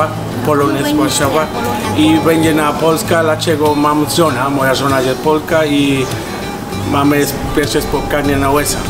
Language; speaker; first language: Polish; non-native, learner; Spanish